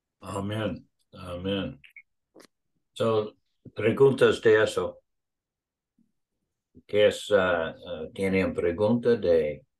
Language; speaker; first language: Spanish; non-native, learner; English